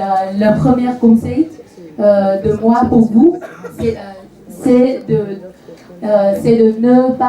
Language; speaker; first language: French; non-native, fluent; Vietnamese